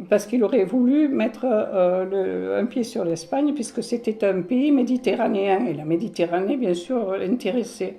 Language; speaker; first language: French; early bilingual, other home language; Spanish